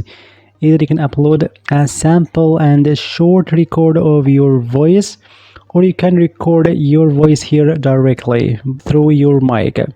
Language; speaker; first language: English; non-native, fluent; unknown